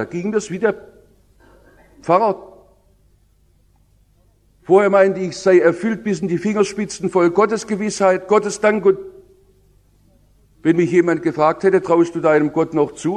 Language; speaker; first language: German; native; German